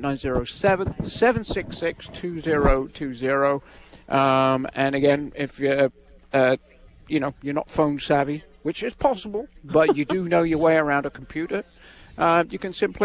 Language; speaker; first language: English; native; English